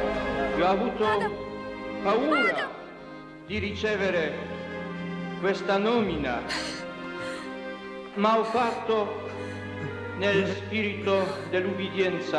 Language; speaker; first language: Italian; non-native, fluent; Polish